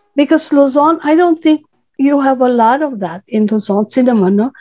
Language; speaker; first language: English; non-native, local second language; Cebuano